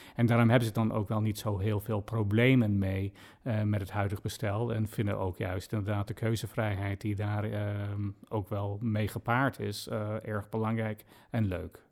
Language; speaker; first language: Dutch; non-native, fluent; English